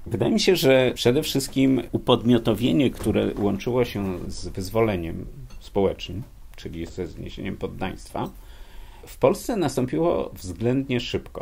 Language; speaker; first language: Polish; native; Polish